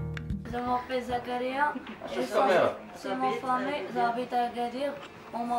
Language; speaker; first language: French; non-native, learner; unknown